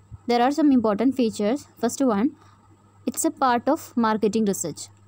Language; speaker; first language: English; non-native, local second language; Malayalam